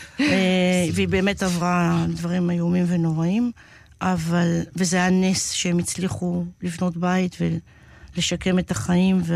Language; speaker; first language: Hebrew; native; Hebrew